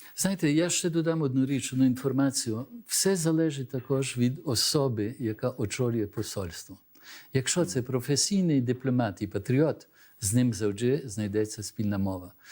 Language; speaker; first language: Ukrainian; early bilingual, heritage; Ukrainian